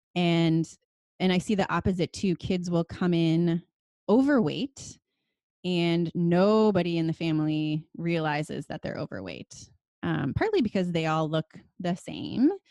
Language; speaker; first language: English; native; English